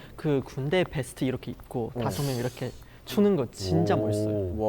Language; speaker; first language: Korean; non-native, fluent; Chinese